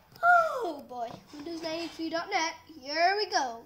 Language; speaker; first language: English; native; English